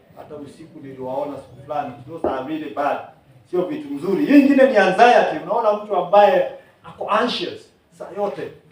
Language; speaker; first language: Swahili; non-native, local second language; Kikuyu